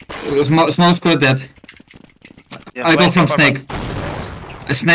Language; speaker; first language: English; non-native, learner; Russian